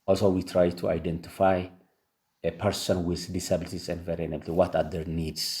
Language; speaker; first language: English; non-native, local second language; Amharic